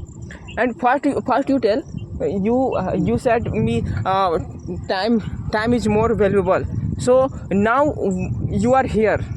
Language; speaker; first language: English; non-native, learner; Hindi